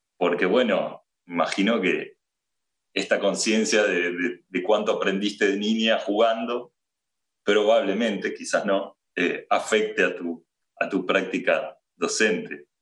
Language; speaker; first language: Spanish; native; Spanish